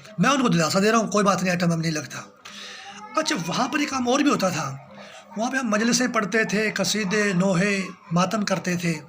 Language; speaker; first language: Urdu; non-native, local second language; Punjabi